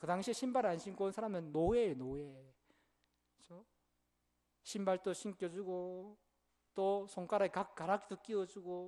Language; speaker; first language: Korean; native; Korean